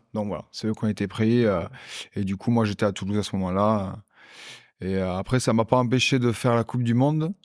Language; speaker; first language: French; native; French